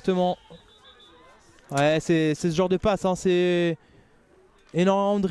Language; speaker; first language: French; native; French